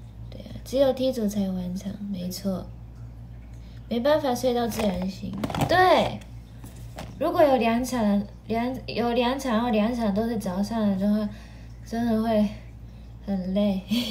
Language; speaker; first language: Chinese; non-native, fluent; Japanese